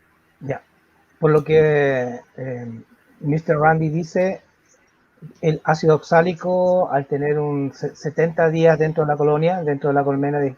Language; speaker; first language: Spanish; native; Spanish